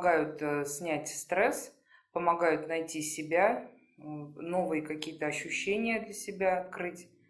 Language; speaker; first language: Russian; native; Russian